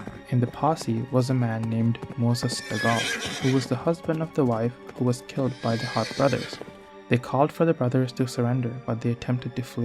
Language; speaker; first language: English; native; English